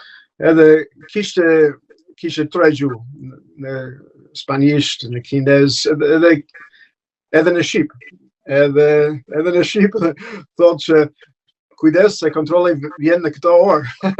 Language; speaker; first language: Albanian; non-native, fluent; English